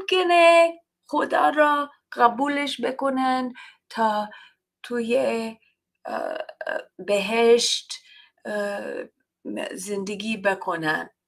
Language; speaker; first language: Persian; non-native, learner; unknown